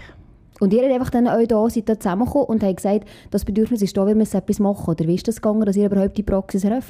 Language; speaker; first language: German; native; German